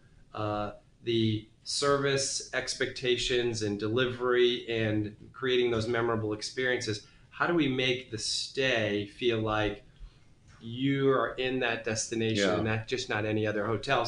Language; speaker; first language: English; native; English